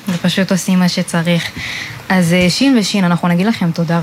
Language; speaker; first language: Hebrew; native; Hebrew